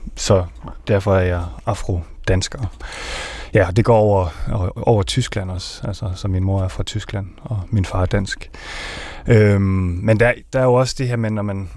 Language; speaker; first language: Danish; native; Danish